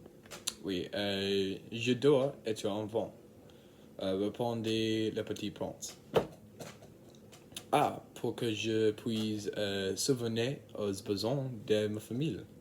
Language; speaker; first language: French; non-native, learner; English